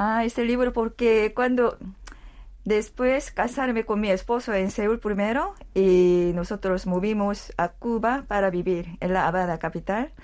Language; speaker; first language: Spanish; non-native, learner; Korean